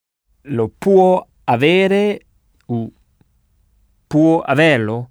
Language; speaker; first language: Italian; non-native, learner; French